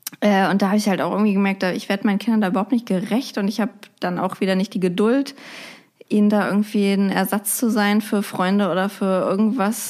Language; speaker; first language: German; native; German